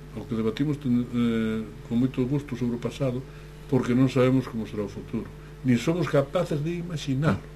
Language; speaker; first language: Galician; native; Galician